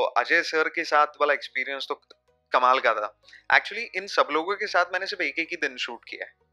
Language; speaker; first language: Hindi; non-native, local second language; Marathi